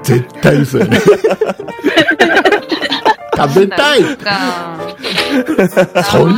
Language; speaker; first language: Japanese; native; Japanese